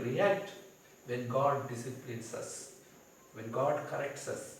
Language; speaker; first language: English; non-native, local second language; Tamil